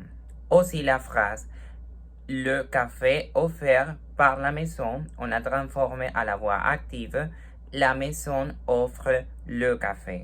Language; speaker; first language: French; non-native, learner; Spanish